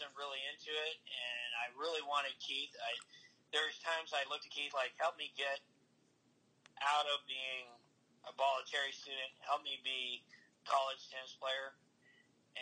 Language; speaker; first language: English; native; English